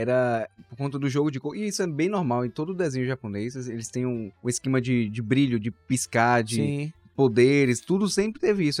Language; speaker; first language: Portuguese; native; Portuguese